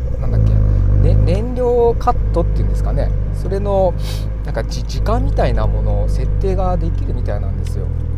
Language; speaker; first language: Japanese; native; Japanese